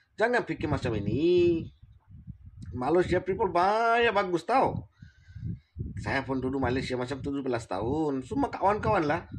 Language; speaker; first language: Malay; non-native, learner; Bangla